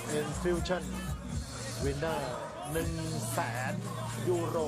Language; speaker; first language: Thai; native; Thai